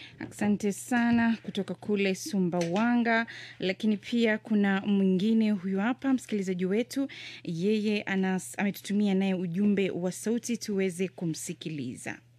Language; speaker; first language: Swahili; native; Swahili